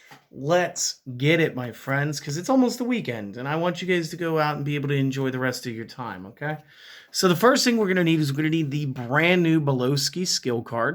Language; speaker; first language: English; native; English